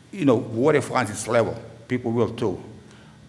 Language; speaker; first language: English; non-native, learner; Serbian